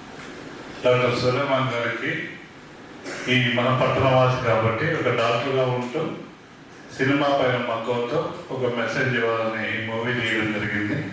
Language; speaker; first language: Telugu; native; Telugu